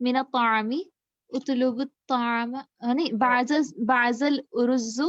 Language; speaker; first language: Arabic; non-native, learner; Urdu